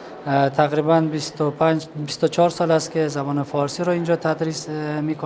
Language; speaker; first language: Persian; non-native, fluent; Kyrgyz